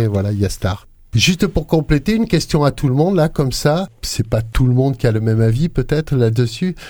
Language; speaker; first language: French; native; French